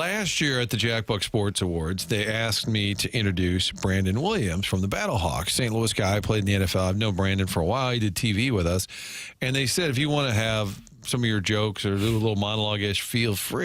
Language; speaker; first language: English; native; English